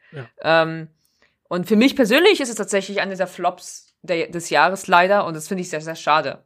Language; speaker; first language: German; early bilingual, other home language; Polish